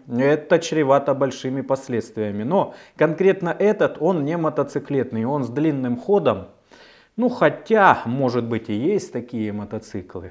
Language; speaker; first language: Russian; native; Russian